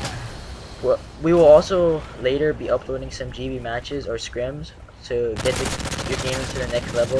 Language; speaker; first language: English; native; English